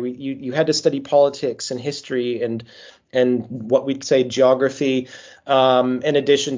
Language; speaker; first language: English; native; English